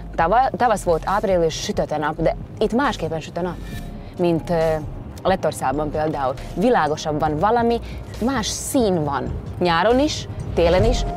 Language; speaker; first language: Hungarian; non-native, fluent; Latvian